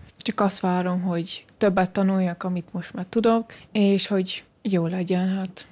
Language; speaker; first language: Hungarian; early bilingual, heritage; Hungarian